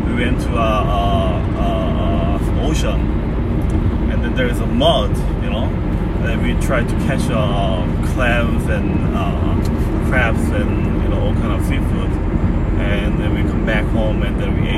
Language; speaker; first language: English; non-native, fluent; Korean